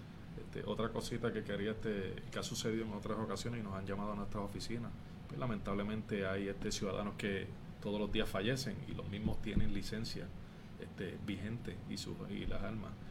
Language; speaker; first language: Spanish; native; Spanish